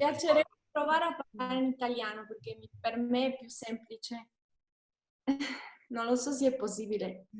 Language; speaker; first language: Italian; non-native, fluent; Spanish